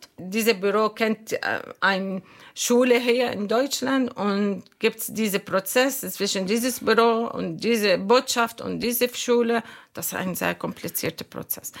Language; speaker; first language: German; non-native, fluent; Arabic